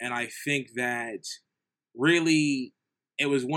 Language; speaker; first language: English; native; English